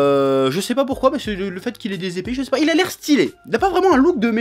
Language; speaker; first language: French; native; French